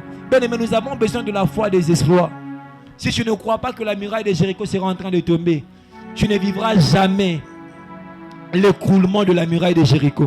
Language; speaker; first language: French; non-native, local second language; Lingala